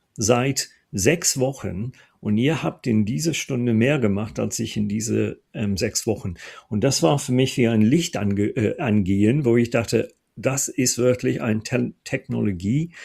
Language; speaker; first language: German; non-native, fluent; English